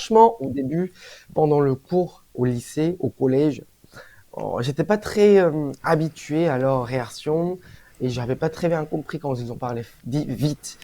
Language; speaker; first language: French; non-native, fluent; Korean